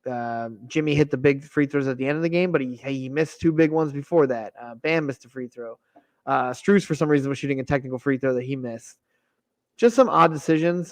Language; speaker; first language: English; native; English